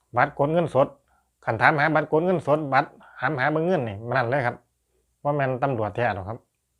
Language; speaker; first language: Thai; native; Thai